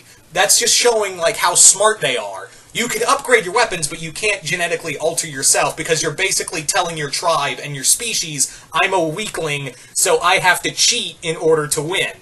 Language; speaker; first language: English; native; English